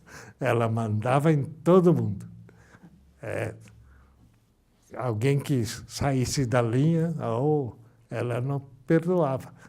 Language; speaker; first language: Portuguese; early bilingual, other home language; Japanese